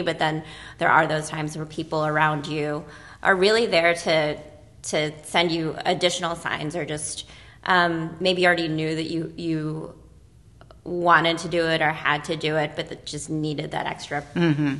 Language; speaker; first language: English; non-native, local second language; Filipino